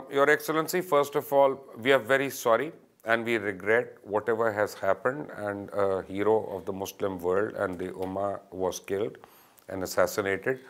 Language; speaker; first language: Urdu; native; Urdu